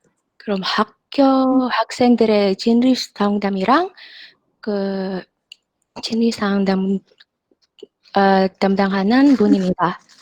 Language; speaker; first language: Korean; non-native, fluent; Indonesian